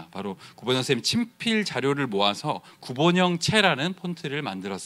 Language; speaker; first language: Korean; native; Korean